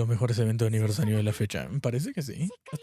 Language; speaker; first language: Spanish; native; Spanish